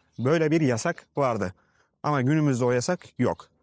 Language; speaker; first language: Turkish; native; Turkish